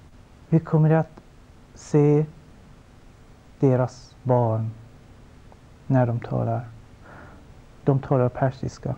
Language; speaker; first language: Swedish; non-native, fluent; Persian